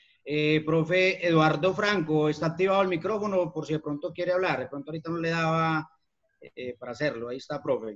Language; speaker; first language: Spanish; native; Spanish